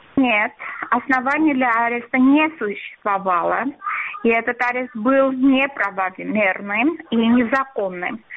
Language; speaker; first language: Russian; non-native, local second language; Armenian